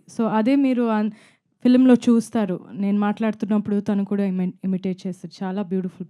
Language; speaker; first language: Telugu; non-native, fluent; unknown